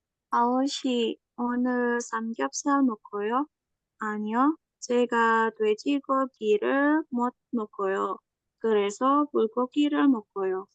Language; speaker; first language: Korean; non-native, learner; Indonesian